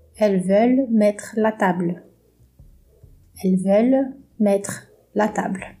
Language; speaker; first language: French; non-native, fluent; Portuguese